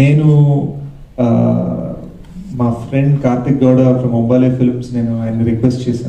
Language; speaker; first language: Telugu; early bilingual, heritage; Telugu